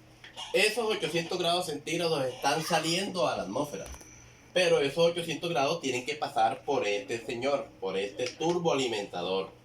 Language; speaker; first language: Spanish; native; Spanish